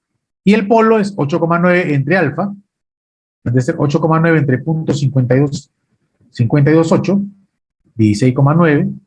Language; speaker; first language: Spanish; native; Spanish